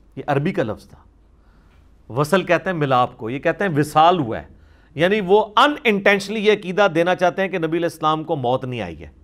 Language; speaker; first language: Urdu; non-native, local second language; Punjabi